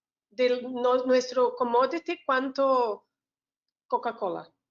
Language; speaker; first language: Spanish; non-native, learner; Portuguese